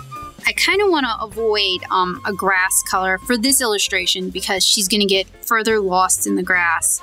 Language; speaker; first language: English; native; English